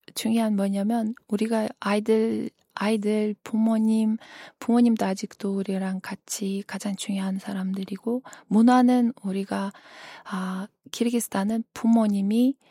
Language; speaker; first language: Korean; non-native, fluent; Kyrgyz